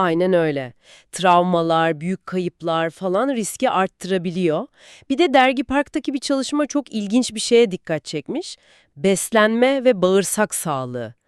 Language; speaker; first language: Turkish; native; Turkish